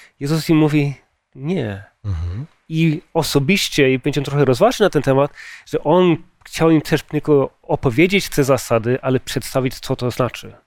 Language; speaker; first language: Polish; early bilingual, heritage; Polish